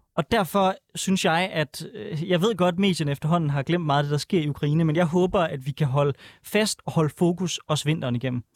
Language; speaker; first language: Danish; native; Danish